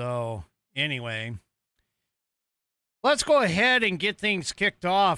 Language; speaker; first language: English; native; English